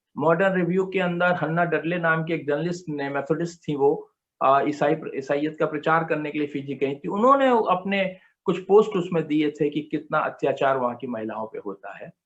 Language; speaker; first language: Hindi; native; Hindi